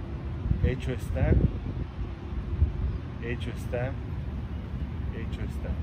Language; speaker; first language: Spanish; native; Spanish